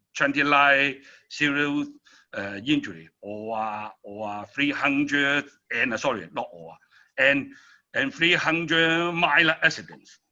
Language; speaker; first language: English; non-native, learner; Chinese